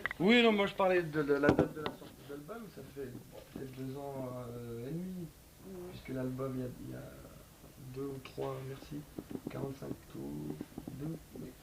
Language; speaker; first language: French; native; French